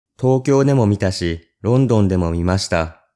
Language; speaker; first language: Japanese; native; Japanese